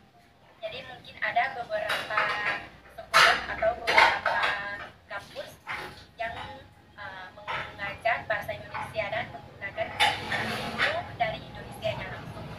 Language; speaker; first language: Indonesian; non-native, fluent; Thai